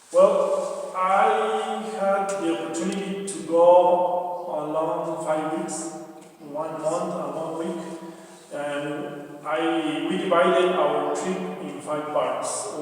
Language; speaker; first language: English; non-native, learner; Spanish